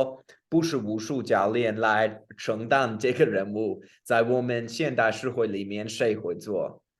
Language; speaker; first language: Chinese; non-native, fluent; English